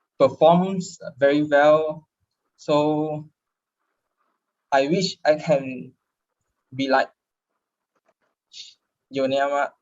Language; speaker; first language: English; non-native, learner; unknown